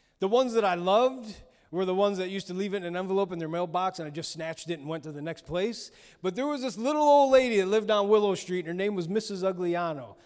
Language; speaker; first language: English; native; English